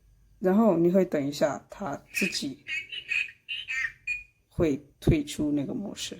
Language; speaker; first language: Chinese; non-native, fluent; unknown